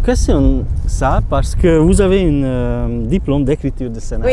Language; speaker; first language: French; non-native, learner; Hungarian